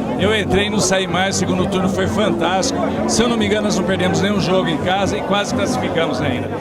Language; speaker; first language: Portuguese; native; Portuguese